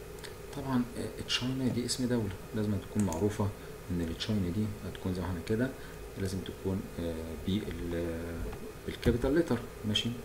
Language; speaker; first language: Arabic; native; Arabic